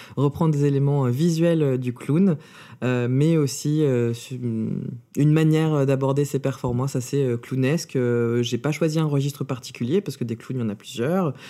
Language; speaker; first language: French; early bilingual, other home language; Russian